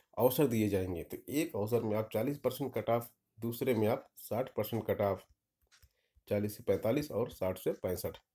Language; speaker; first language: Hindi; native; Hindi